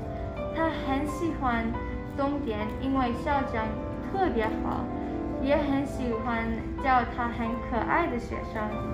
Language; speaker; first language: Chinese; non-native, fluent; English